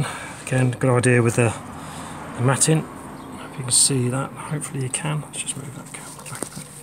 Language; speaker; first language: English; native; English